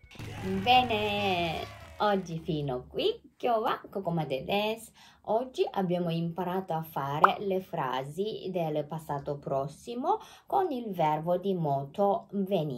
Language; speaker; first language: Italian; non-native, fluent; Japanese